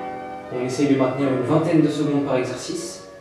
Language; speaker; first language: French; native; French